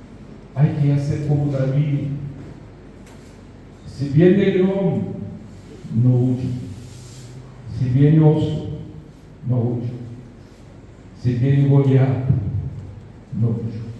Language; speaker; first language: Spanish; non-native, fluent; Portuguese